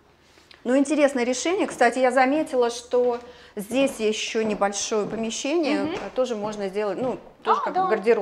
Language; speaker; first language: Russian; native; Russian